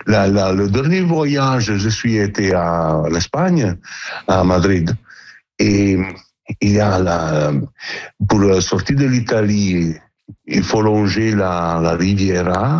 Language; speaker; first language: French; non-native, learner; Italian